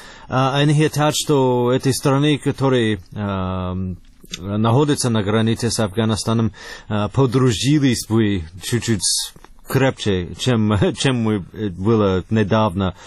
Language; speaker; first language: Russian; non-native, fluent; English